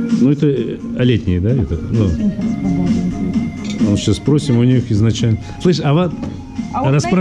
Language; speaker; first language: Russian; native; Russian